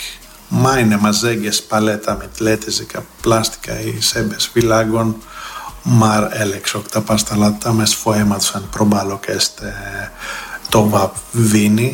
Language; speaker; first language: Hungarian; non-native, learner; Greek